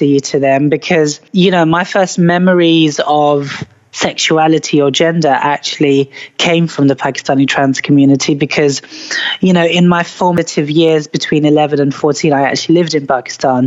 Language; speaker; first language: English; native; English